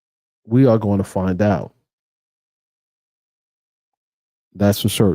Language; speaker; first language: English; native; English